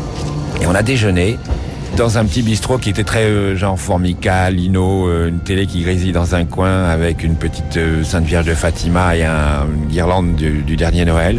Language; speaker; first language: French; native; French